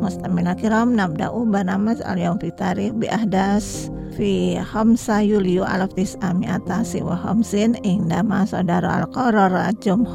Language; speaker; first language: Arabic; non-native, fluent; Indonesian